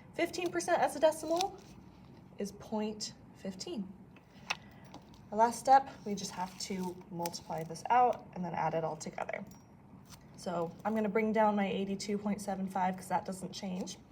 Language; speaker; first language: English; native; English